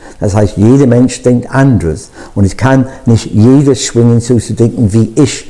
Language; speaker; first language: German; non-native, fluent; English